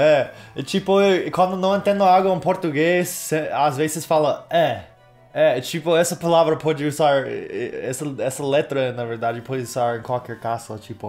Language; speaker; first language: Portuguese; non-native, learner; English